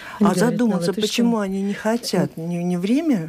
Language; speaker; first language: Russian; native; Russian